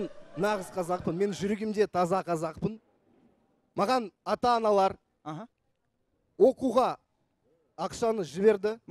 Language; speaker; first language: Kazakh; non-native, local second language; Russian